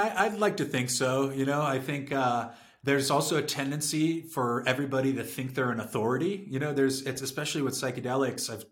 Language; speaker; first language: English; native; English